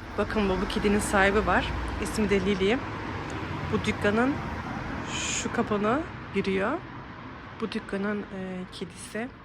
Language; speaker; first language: Turkish; early bilingual, heritage; Turkish